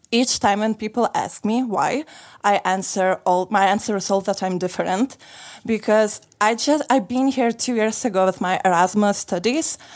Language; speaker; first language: English; non-native, fluent; Lithuanian